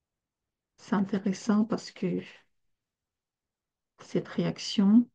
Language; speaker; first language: French; non-native, fluent; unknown